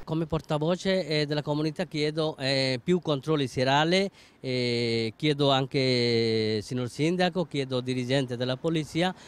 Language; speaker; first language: Italian; non-native, learner; Bangla